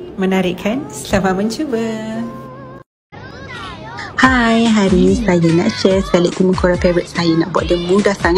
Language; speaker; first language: Malay; native; Malay